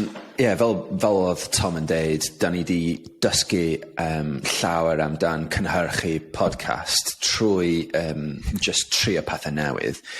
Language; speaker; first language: Welsh; non-native, fluent; English